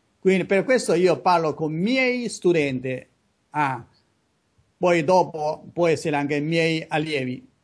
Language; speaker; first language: Italian; non-native, learner; Chinese